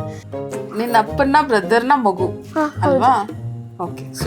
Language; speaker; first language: Kannada; native; Kannada